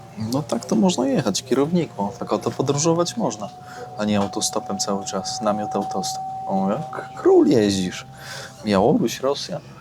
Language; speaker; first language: Polish; native; Polish